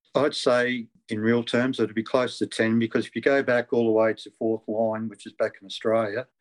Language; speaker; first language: English; native; English